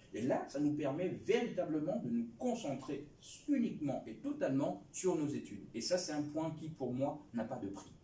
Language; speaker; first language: French; non-native, local second language; Lingala